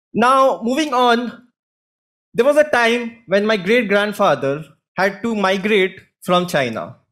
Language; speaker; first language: English; non-native, local second language; Hindi